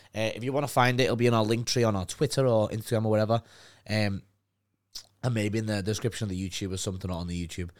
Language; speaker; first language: English; native; English